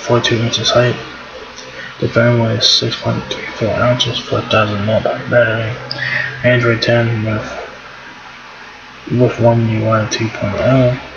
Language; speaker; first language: English; native; English